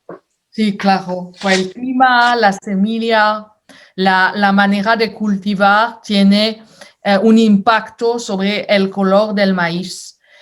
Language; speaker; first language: Spanish; non-native, fluent; French